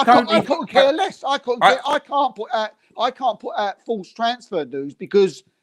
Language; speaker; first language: English; native; English